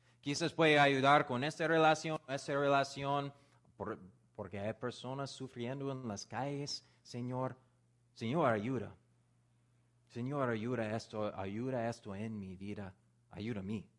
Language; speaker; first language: Spanish; non-native, learner; English